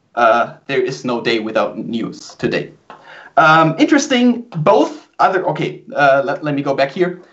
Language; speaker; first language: English; non-native, fluent; German